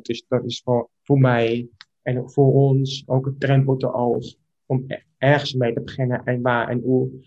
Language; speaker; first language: Dutch; non-native, local second language; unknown